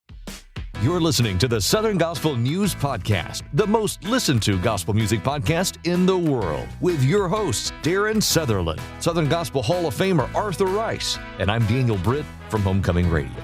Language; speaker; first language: English; native; English